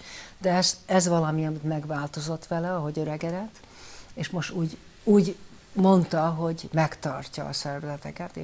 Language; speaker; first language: Hungarian; early bilingual, heritage; Hungarian